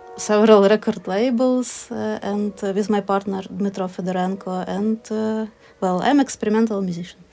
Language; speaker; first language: English; non-native, fluent; Ukrainian